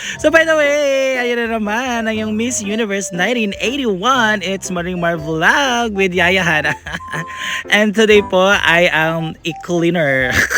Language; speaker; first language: English; non-native, local second language; Filipino